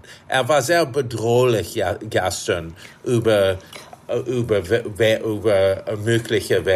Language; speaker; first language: German; non-native, fluent; English